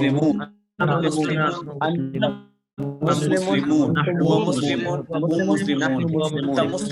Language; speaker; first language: Arabic; non-native, learner; Urdu